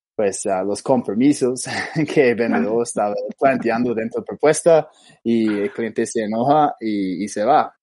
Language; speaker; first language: Spanish; non-native, fluent; English